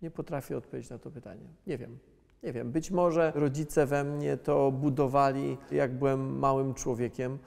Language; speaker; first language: Polish; native; Polish